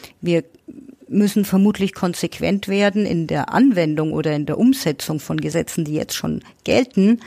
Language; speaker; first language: German; native; German